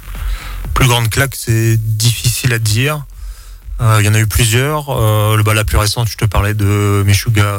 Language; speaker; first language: French; native; French